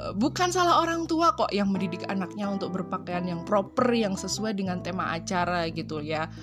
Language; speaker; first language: Indonesian; native; Indonesian